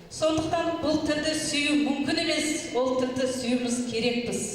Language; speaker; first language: Kazakh; non-native, local second language; German